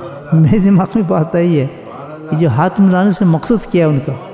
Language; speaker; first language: Urdu; native; Urdu